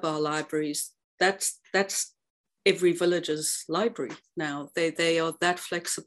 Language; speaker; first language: English; native; English